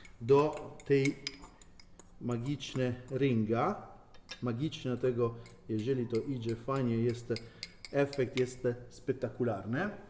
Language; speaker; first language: Polish; non-native, learner; Italian